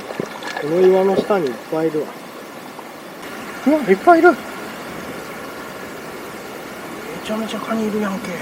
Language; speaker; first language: Japanese; native; Japanese